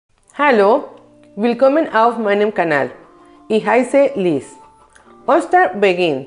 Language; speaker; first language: German; non-native, learner; Spanish